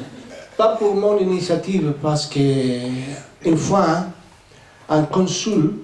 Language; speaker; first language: French; non-native, fluent; Spanish